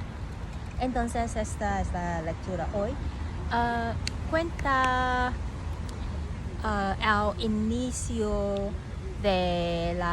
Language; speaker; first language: Spanish; non-native, learner; Cantonese